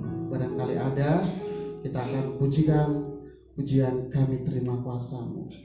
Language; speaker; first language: Indonesian; non-native, local second language; Javanese